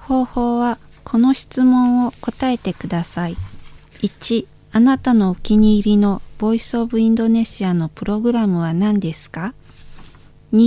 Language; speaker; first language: Japanese; non-native, fluent; Indonesian